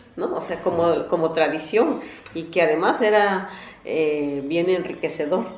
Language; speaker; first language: Spanish; non-native, local second language; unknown